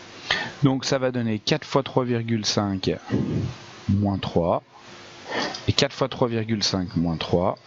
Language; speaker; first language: French; native; French